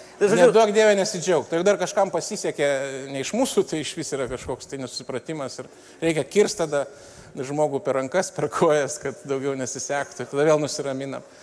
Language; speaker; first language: Lithuanian; native; Lithuanian